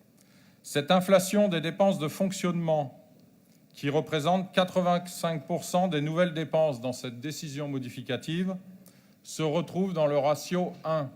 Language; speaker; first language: French; native; French